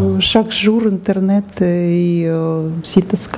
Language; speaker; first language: French; non-native, learner; Russian